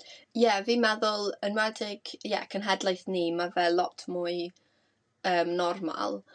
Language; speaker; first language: Welsh; native; Welsh